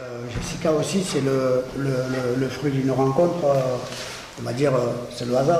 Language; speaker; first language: French; native; French